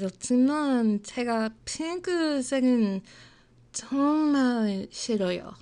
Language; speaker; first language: Korean; non-native, learner; English